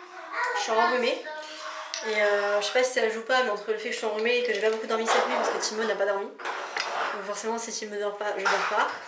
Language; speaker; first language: French; native; French